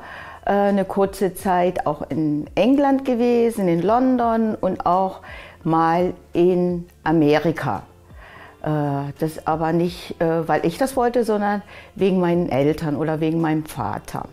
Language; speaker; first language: German; early bilingual, other home language; Japanese